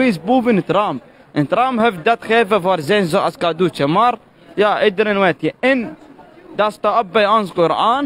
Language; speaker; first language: Dutch; non-native, learner; Arabic